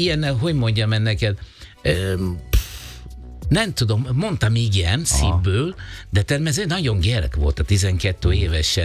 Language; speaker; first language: Hungarian; non-native, learner; Italian